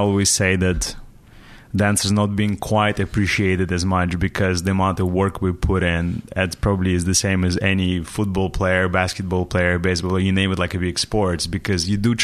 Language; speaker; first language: English; non-native, fluent; Russian